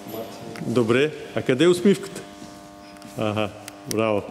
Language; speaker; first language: Bulgarian; non-native, learner; Russian